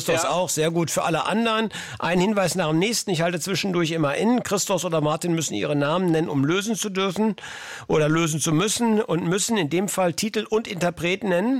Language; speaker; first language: German; native; German